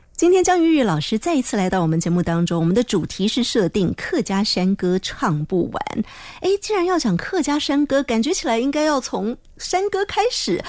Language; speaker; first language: Chinese; native; Chinese